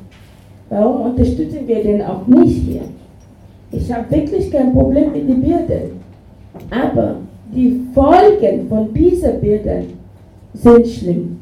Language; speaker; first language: German; non-native, fluent; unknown